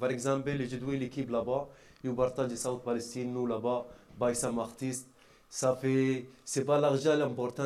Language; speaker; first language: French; non-native, learner; Arabic